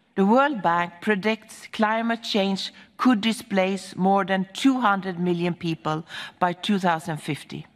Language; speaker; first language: English; non-native, fluent; Swedish